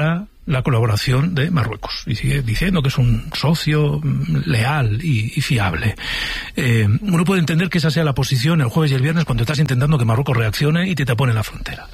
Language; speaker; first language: Spanish; native; Spanish